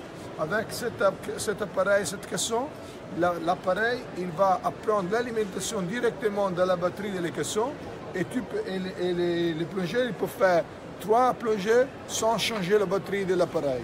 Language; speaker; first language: French; non-native, fluent; Italian